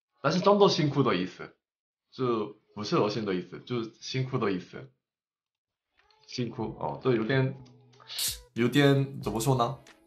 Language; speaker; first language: Chinese; non-native, fluent; Korean